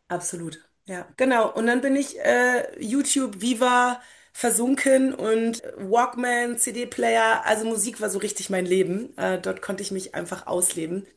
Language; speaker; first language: German; early bilingual, other home language; Polish